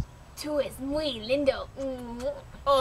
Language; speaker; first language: Spanish; non-native, learner; English